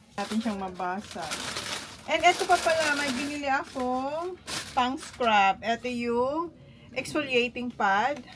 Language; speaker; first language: Filipino; non-native, local second language; Bikol